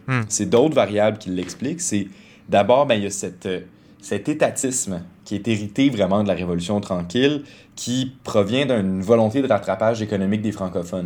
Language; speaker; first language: French; native; French